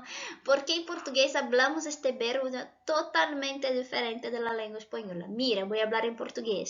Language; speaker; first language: Spanish; non-native, fluent; Portuguese